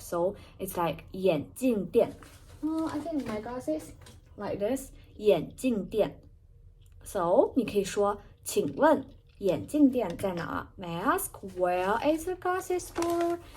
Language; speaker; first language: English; non-native, fluent; Chinese